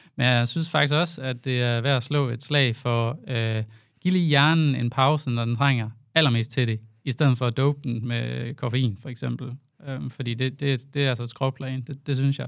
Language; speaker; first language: Danish; native; Danish